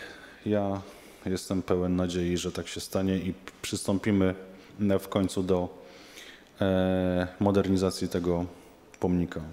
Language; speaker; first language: Polish; native; Polish